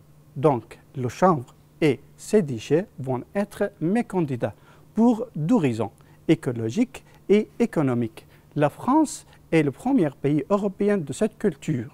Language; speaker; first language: French; non-native, fluent; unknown